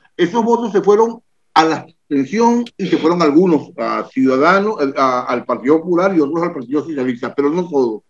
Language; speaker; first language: Spanish; native; Spanish